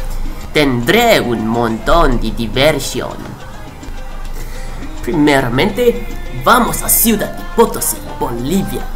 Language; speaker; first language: Spanish; non-native, learner; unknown